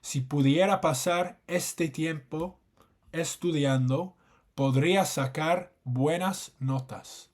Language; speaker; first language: Spanish; non-native, fluent; English